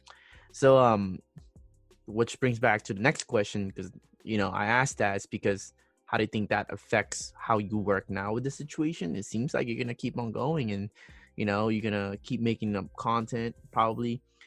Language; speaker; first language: English; non-native, local second language; Filipino